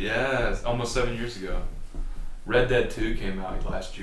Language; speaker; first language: English; native; English